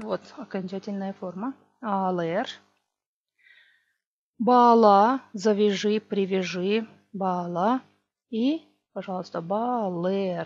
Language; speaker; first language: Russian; non-native, local second language; Gagauz